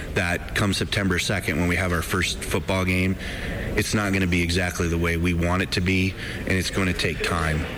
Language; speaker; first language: English; native; English